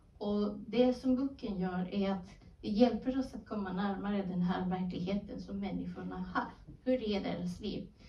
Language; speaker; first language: Swedish; non-native, fluent; Spanish